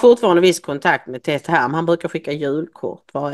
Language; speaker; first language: Swedish; native; Swedish